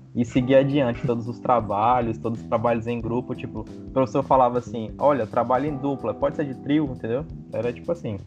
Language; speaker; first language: Portuguese; native; Portuguese